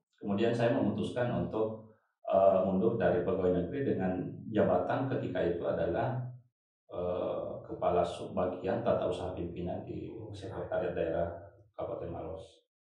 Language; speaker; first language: Indonesian; native; Indonesian